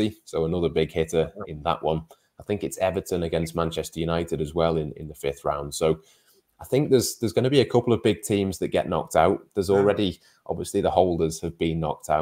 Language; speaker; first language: English; native; English